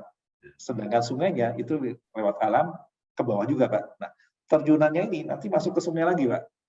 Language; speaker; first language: Indonesian; native; Indonesian